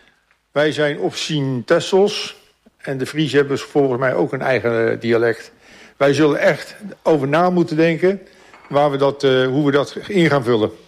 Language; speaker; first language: Dutch; native; Dutch